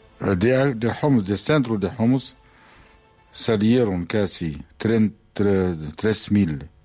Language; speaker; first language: Spanish; non-native, fluent; Arabic